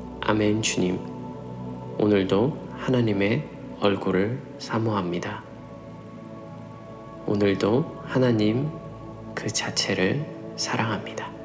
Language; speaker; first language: Korean; native; Korean